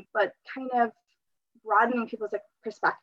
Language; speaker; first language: English; early bilingual, other home language; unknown